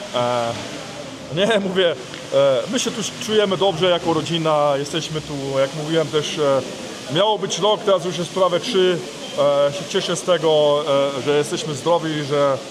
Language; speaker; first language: Polish; early bilingual, heritage; Polish